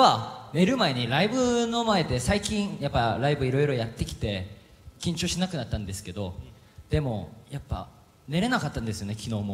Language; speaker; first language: Japanese; non-native, fluent; Korean